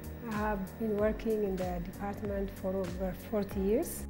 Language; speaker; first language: English; non-native, fluent; Amharic